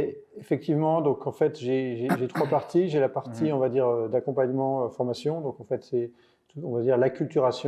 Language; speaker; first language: French; native; French